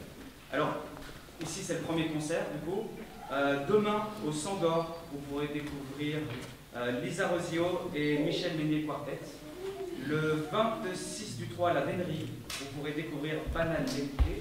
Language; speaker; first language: French; native; French